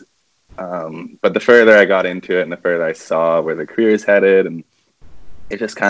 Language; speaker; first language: English; native; English